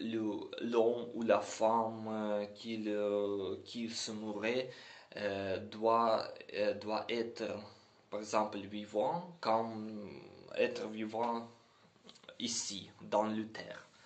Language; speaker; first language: French; non-native, learner; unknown